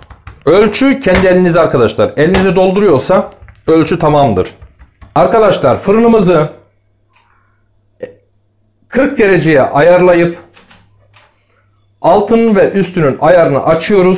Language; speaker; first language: Turkish; native; Turkish